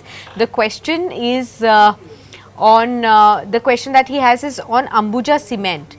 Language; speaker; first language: English; non-native, local second language; Hindi